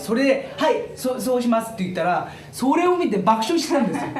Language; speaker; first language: Japanese; non-native, fluent; Korean